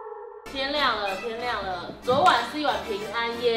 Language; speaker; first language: Chinese; native; Chinese